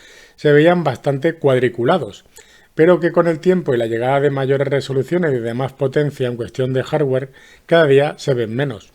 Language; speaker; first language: Spanish; native; Spanish